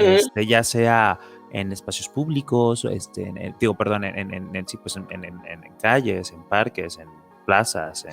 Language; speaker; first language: Spanish; native; Spanish